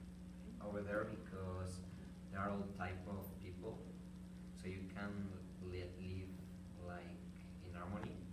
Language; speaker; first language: English; non-native, learner; Spanish